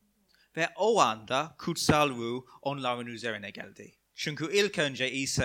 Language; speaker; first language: Turkish; non-native, fluent; English